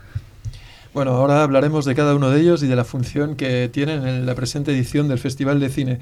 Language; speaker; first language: Spanish; native; Spanish